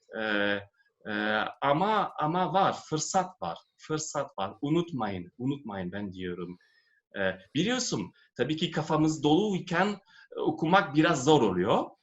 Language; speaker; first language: Turkish; non-native, fluent; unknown